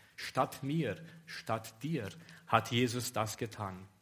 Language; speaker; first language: German; non-native, fluent; Romanian